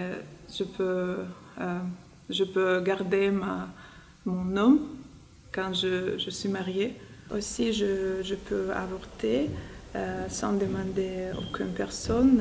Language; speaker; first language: French; non-native, fluent; Russian